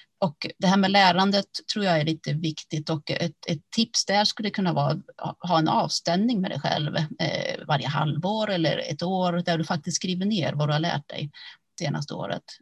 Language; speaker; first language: Swedish; early bilingual, other home language; Finnish